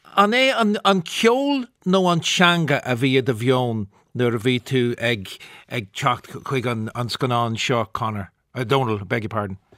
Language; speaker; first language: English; native; English